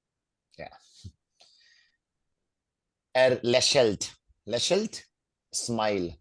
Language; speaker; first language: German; non-native, fluent; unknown